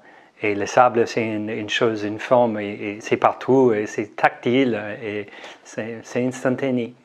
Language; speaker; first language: French; non-native, learner; English